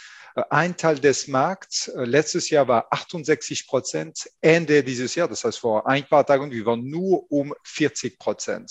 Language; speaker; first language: German; non-native, fluent; French